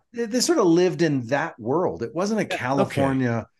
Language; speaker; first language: English; native; English